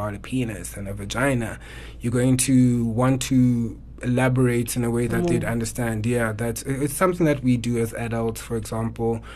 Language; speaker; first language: English; non-native, local second language; Xhosa